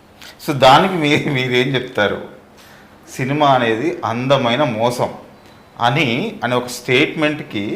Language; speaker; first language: Telugu; native; Telugu